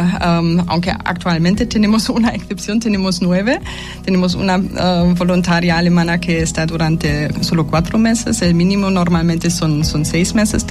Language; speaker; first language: Spanish; non-native, fluent; German